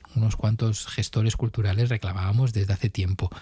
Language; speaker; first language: Spanish; native; Spanish